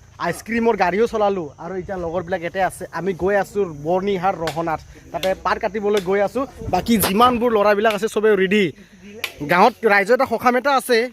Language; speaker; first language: Assamese; non-native, local second language; Karbi